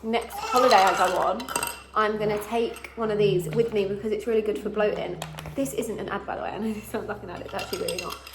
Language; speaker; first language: English; native; English